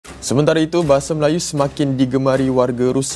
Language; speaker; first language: Indonesian; native; Indonesian